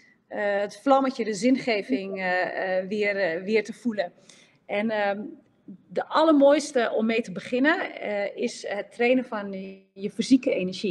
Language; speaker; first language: Dutch; native; Dutch